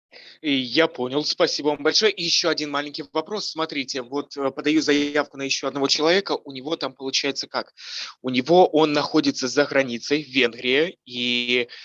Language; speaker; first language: Russian; native; Russian